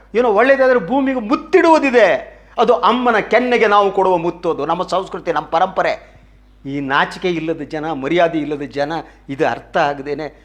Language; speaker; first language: Kannada; native; Kannada